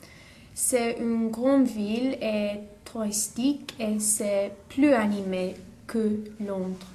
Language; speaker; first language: French; non-native, learner; English